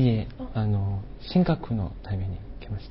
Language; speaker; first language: Japanese; non-native, fluent; Korean